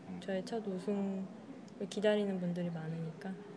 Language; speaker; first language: Korean; native; Korean